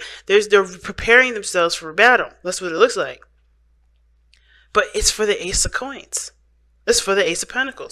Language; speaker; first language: English; native; English